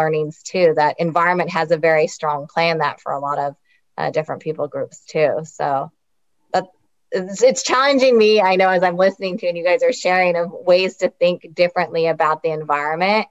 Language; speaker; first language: English; native; English